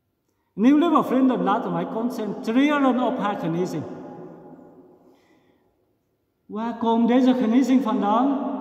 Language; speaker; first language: Dutch; non-native, fluent; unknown